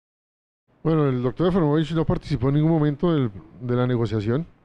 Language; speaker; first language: Spanish; native; Spanish